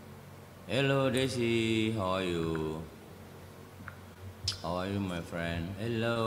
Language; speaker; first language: English; non-native, learner; Indonesian